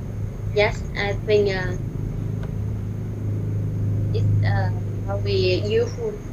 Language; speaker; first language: English; non-native, learner; Vietnamese